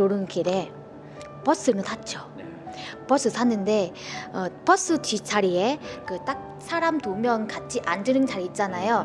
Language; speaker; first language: Korean; non-native, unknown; Vietnamese